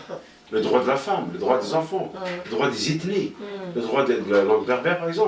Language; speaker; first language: French; non-native, local second language; Kabyle